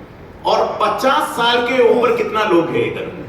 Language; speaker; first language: Hindi; non-native, learner; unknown